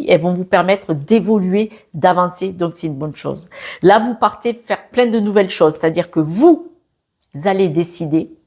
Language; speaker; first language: French; native; French